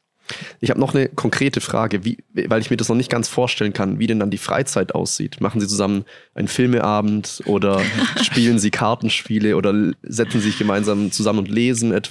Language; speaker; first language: German; native; German